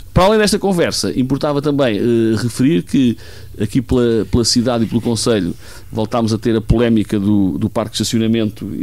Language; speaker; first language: Portuguese; native; Portuguese